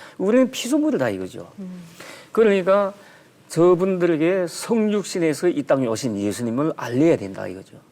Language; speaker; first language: Korean; native; Korean